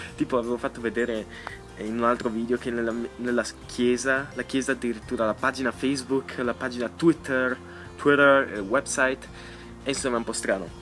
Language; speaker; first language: Italian; native; Italian